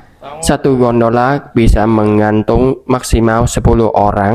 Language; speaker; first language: Indonesian; non-native, fluent; Vietnamese